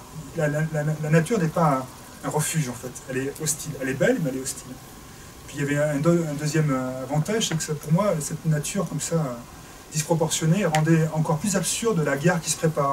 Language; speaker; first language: French; native; French